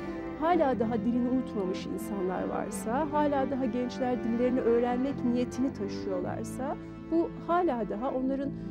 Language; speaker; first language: Turkish; native; Turkish